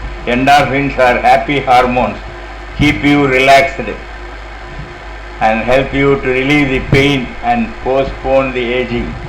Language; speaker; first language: English; non-native, local second language; Tamil